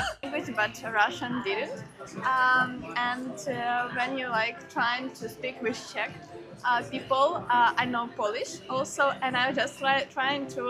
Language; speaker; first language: English; non-native, learner; Ukrainian